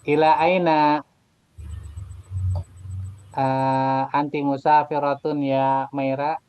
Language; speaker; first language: Arabic; non-native, fluent; Indonesian